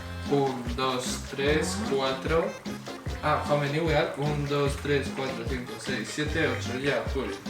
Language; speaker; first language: English; non-native, learner; Spanish